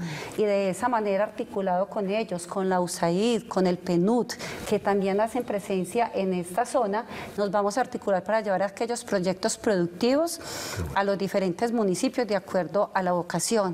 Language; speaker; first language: Spanish; native; Spanish